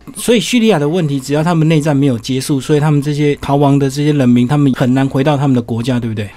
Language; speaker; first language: Chinese; native; Chinese